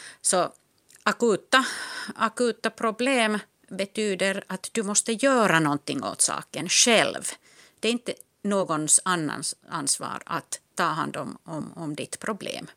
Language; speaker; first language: Swedish; non-native, local second language; Finnish